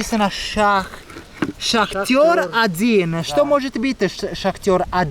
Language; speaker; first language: Russian; non-native, learner; Italian